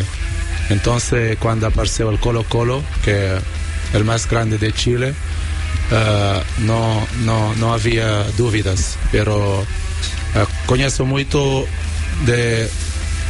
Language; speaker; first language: Spanish; non-native, learner; Kabuverdianu